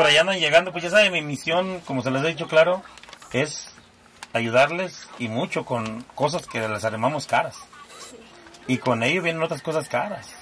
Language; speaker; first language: Spanish; native; Spanish